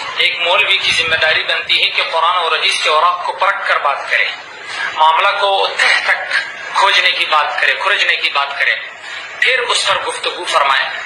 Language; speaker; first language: Urdu; non-native, local second language; Sindhi